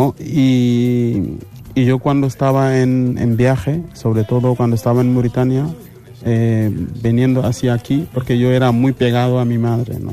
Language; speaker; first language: Spanish; non-native, fluent; Wolof